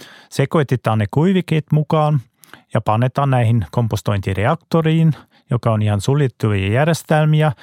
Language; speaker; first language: Finnish; non-native, fluent; German